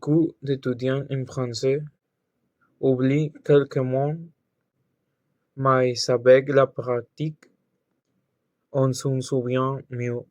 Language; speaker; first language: French; non-native, learner; Spanish